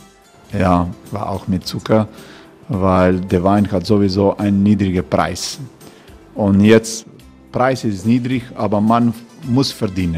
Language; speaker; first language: German; non-native, fluent; Croatian